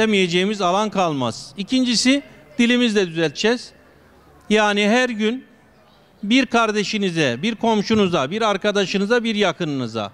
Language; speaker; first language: Turkish; native; Turkish